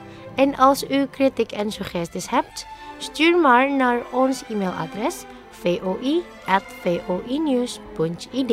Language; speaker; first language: Dutch; non-native, fluent; Indonesian